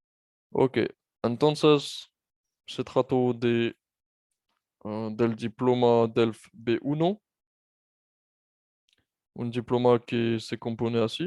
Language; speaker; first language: Spanish; non-native, fluent; French